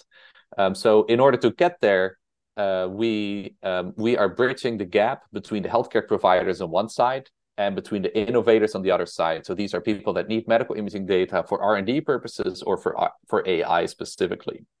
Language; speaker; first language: English; non-native, fluent; Dutch